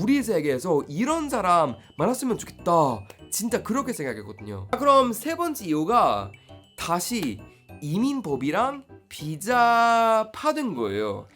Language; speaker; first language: Korean; non-native, fluent; Swedish